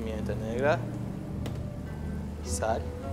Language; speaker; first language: Spanish; non-native, learner; Turkish